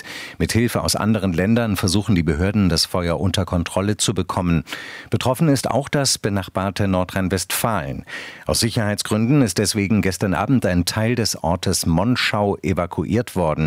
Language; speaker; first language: German; native; German